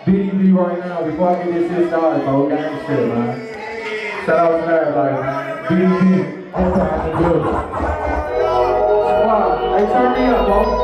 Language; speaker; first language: English; native; English